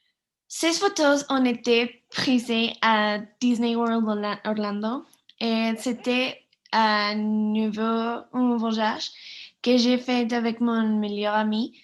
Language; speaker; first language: French; non-native, learner; Spanish